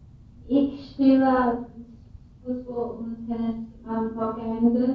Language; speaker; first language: German; non-native, learner; English